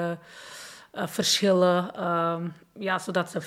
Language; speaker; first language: Dutch; non-native, fluent; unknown